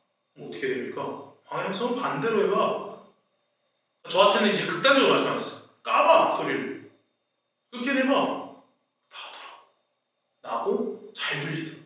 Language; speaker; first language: Korean; native; Korean